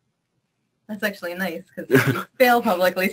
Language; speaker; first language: English; native; English